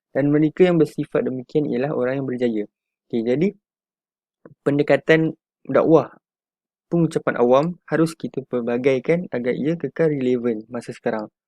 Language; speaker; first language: Malay; native; Malay